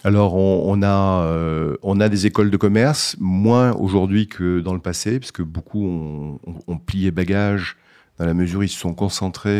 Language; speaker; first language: French; native; French